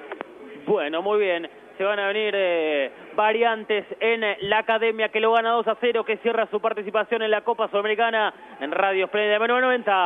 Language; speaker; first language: Spanish; native; Spanish